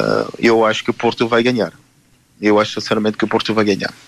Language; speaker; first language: Portuguese; non-native, fluent; Haitian Creole